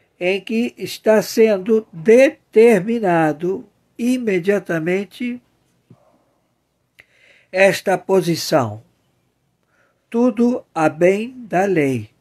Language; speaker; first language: Portuguese; native; Portuguese